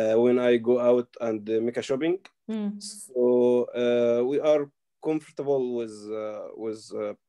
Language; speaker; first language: English; non-native, learner; Arabic